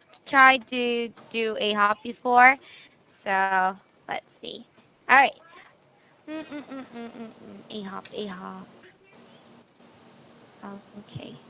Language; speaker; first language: English; non-native, fluent; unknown